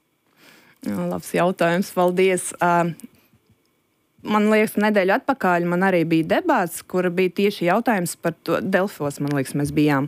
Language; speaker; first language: Latvian; non-native, local second language; Russian